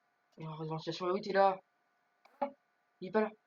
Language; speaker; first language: French; native; French